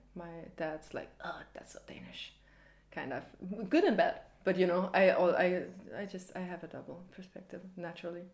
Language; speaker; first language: English; early bilingual, other home language; Danish